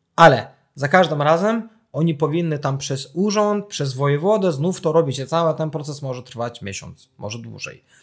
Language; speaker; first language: Polish; non-native, fluent; Azerbaijani